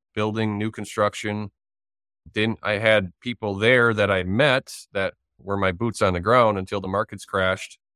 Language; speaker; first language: English; native; English